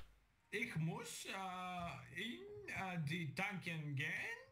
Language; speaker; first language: German; non-native, learner; Bulgarian